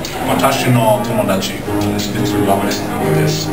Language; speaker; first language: Japanese; non-native, learner; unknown